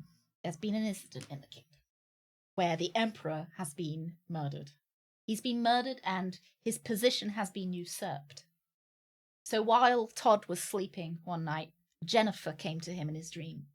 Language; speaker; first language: English; native; English